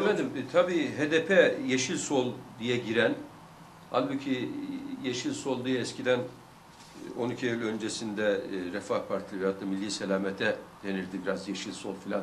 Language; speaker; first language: Turkish; native; Turkish